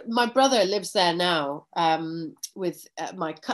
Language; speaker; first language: English; native; English